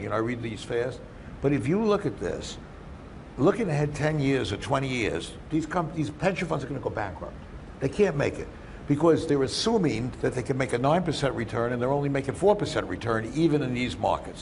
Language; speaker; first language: English; native; English